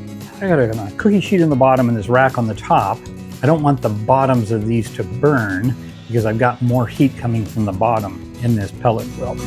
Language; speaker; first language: English; native; English